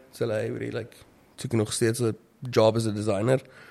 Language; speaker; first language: English; non-native, local second language; Afrikaans